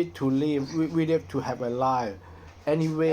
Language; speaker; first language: English; non-native, learner; Cantonese